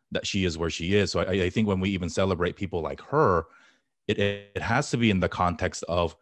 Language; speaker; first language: English; native; English